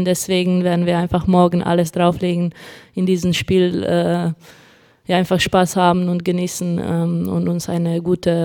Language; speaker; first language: German; non-native, fluent; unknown